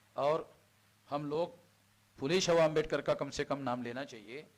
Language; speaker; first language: Hindi; non-native, local second language; Marathi